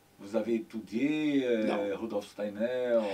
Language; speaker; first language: French; non-native, learner; Portuguese